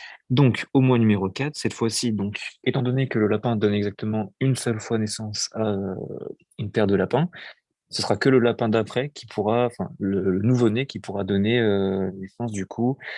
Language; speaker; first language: French; native; French